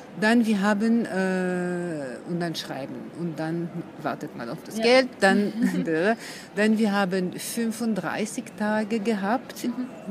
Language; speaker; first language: German; non-native, fluent; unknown